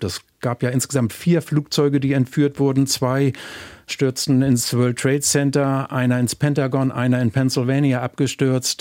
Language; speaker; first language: German; native; German